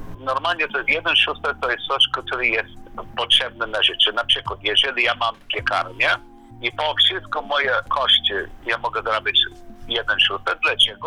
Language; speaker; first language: Polish; non-native, learner; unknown